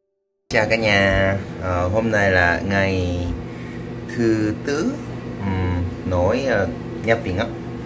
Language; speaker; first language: Vietnamese; non-native, learner; Korean